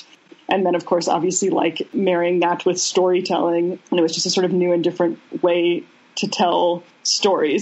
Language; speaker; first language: English; native; English